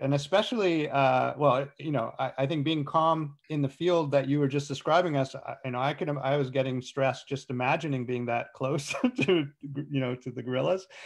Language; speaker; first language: English; native; English